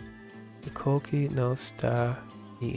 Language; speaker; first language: Japanese; non-native, learner; English